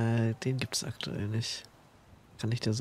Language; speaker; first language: German; native; German